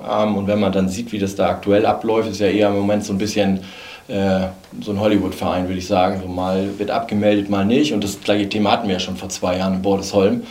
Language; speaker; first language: German; native; German